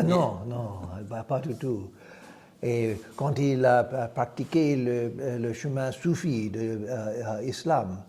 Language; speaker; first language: French; non-native, fluent; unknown